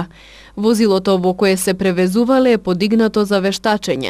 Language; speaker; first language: Macedonian; native; Macedonian